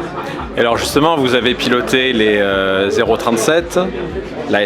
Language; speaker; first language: French; native; French